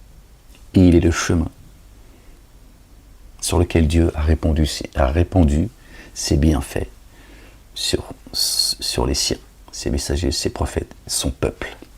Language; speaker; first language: French; native; French